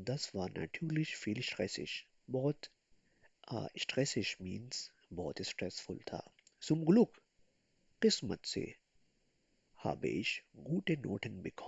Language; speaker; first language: German; non-native, fluent; Urdu